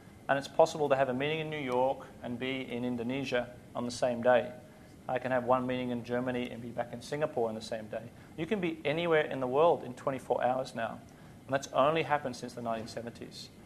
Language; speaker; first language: English; native; English